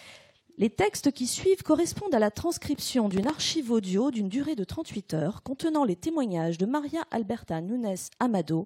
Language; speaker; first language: French; native; French